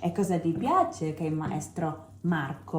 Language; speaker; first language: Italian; non-native, learner; Filipino